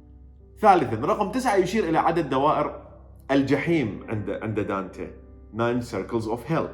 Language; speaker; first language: Arabic; native; Arabic